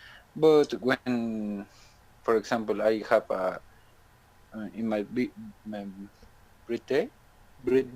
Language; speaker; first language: English; non-native, learner; Spanish